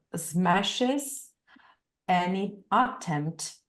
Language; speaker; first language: English; non-native, fluent; Italian